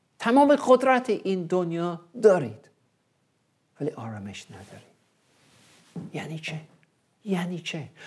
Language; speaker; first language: Persian; non-native, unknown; English